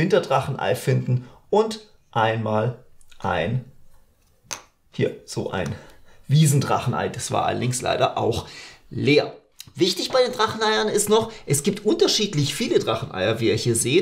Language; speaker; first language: German; native; German